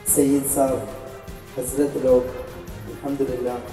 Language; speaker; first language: Hindi; non-native, learner; Malayalam